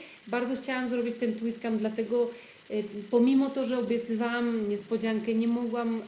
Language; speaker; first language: Polish; early bilingual, heritage; Polish